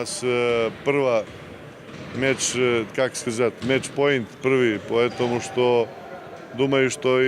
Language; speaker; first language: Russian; non-native, learner; Serbian